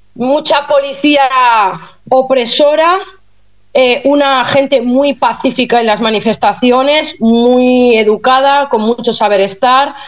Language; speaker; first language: Spanish; native; Spanish